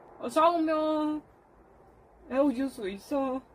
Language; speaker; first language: Korean; non-native, learner; Czech